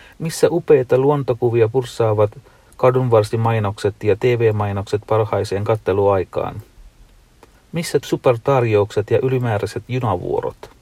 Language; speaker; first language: Finnish; non-native, fluent; Tamil